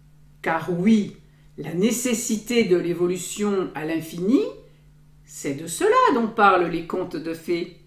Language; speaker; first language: French; native; French